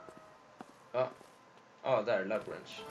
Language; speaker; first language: Swedish; native; Swedish